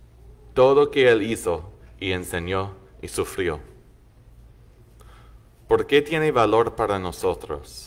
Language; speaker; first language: Spanish; non-native, fluent; English